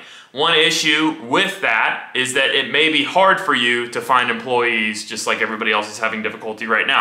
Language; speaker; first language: English; native; English